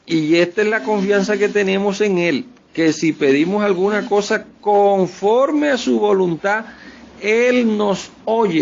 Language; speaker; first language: Spanish; native; Spanish